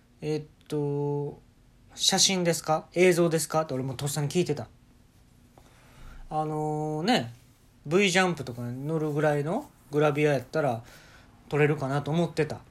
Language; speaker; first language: Japanese; native; Japanese